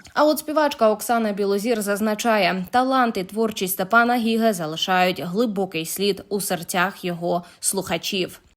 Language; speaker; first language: Ukrainian; native; Ukrainian